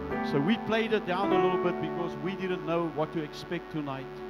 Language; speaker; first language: English; non-native, local second language; Afrikaans